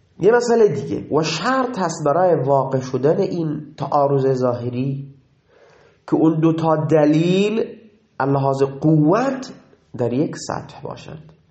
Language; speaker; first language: Persian; non-native, local second language; Baluchi